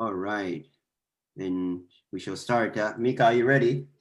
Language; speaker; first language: English; non-native, fluent; Japanese